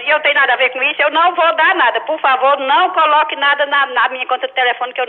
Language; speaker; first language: Portuguese; native; Portuguese